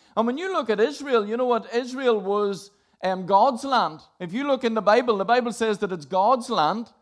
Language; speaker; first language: English; native; English